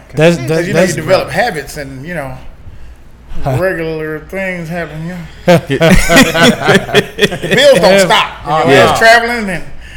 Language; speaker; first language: English; native; English